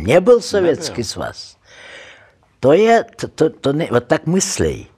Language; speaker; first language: Czech; non-native, learner; Russian